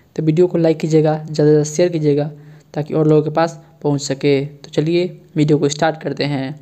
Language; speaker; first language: Hindi; native; Hindi